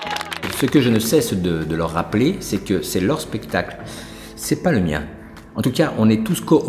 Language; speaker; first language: French; native; French